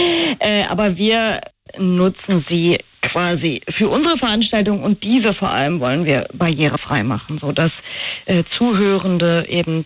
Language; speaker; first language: German; native; German